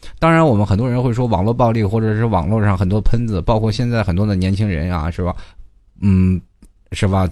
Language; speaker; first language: Chinese; native; Chinese